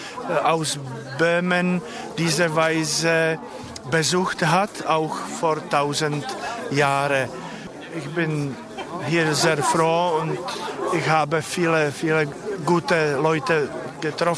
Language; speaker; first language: German; non-native, learner; Czech